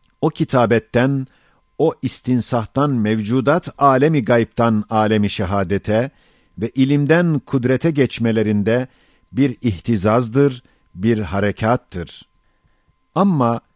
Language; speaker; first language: Turkish; native; Turkish